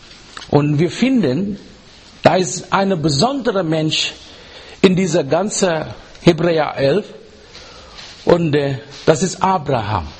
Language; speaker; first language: German; non-native, learner; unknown